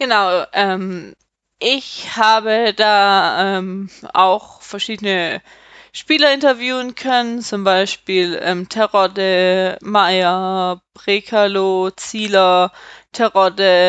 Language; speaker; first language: German; native; German